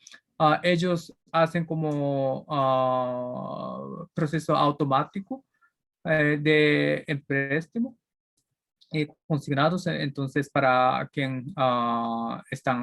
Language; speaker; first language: Spanish; non-native, learner; Japanese